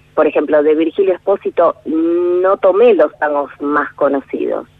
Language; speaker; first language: Spanish; native; Spanish